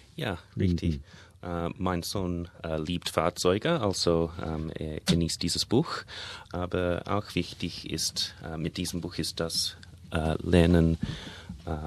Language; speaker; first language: German; non-native, learner; English